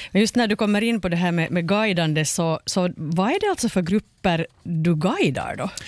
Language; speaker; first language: Swedish; native; Swedish